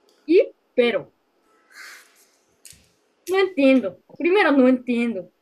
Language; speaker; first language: Spanish; non-native, learner; Japanese